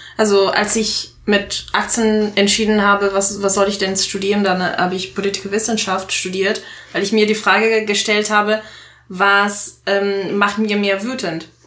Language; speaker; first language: German; non-native, fluent; Italian